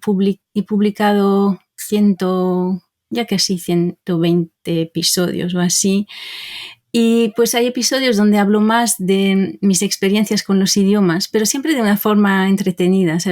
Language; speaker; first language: Spanish; non-native, fluent; French